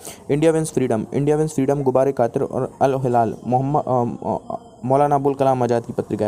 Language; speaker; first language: Hindi; native; Hindi